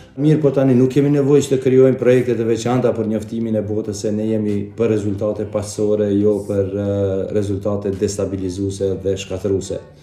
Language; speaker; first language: Albanian; native; Albanian